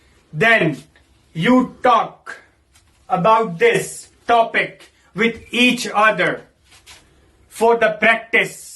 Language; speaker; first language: English; non-native, fluent; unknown